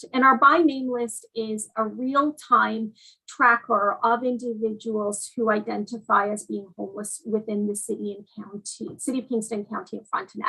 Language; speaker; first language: English; native; English